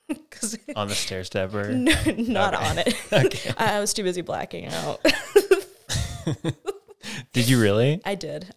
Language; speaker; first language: English; native; English